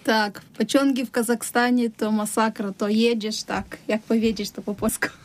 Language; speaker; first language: Polish; non-native, learner; Russian